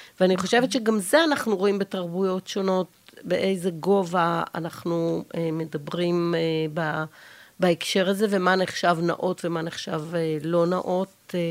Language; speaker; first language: Hebrew; native; Hebrew